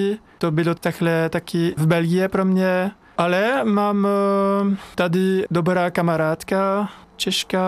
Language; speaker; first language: Czech; non-native, learner; French